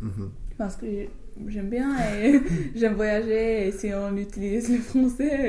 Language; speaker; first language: French; non-native, fluent; English